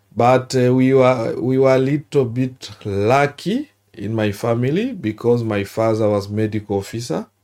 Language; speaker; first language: English; non-native, learner; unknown